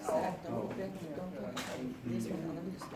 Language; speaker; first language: Swedish; native; Swedish